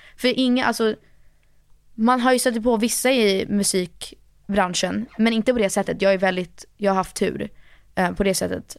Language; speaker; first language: Swedish; early bilingual, heritage; Swedish